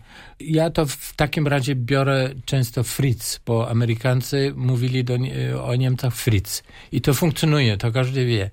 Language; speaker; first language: Polish; non-native, fluent; German